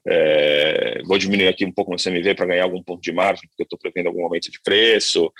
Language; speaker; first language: Portuguese; native; Portuguese